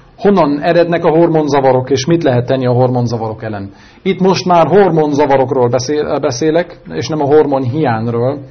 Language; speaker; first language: Hungarian; non-native, fluent; German